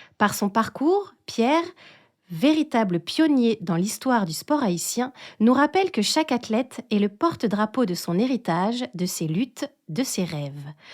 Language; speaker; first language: French; native; French